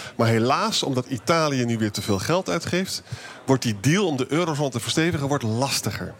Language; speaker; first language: Dutch; native; Dutch